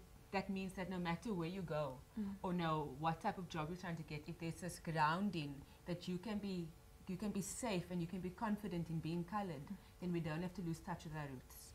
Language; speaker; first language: English; native; English